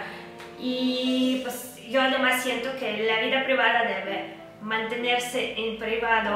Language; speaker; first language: Spanish; non-native, fluent; Russian